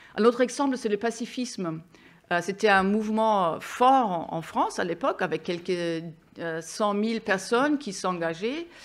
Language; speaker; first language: French; non-native, fluent; German